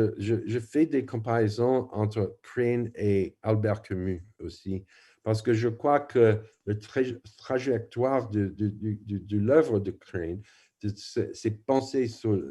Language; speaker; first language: French; non-native, fluent; English